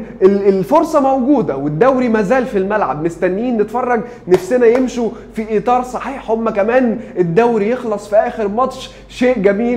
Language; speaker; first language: Arabic; native; Arabic